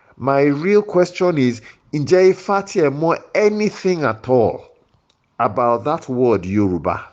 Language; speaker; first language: English; non-native, local second language; Yoruba